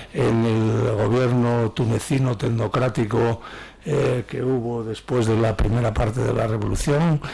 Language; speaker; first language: Spanish; native; Spanish